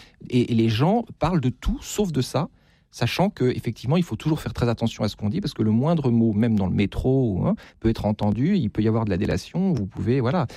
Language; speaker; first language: French; native; French